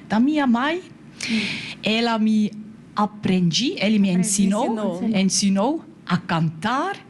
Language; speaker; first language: Portuguese; non-native, learner; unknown